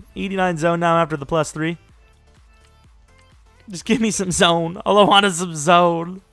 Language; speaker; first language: English; native; English